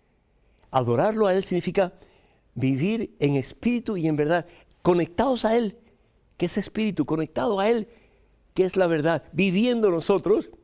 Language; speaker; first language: Spanish; native; Spanish